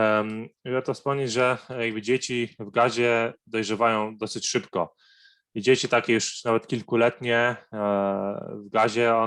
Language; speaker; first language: Polish; non-native, fluent; Arabic